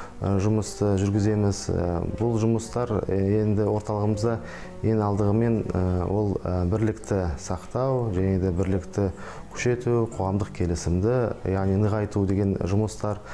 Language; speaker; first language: Kazakh; non-native, local second language; Uzbek